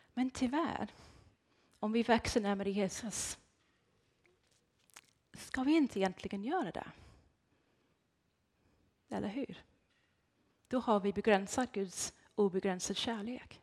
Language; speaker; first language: Swedish; non-native, fluent; English